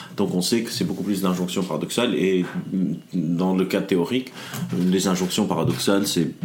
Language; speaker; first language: French; non-native, local second language; Arabic